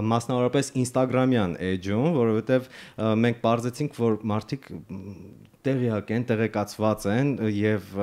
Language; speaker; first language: Armenian; native; Armenian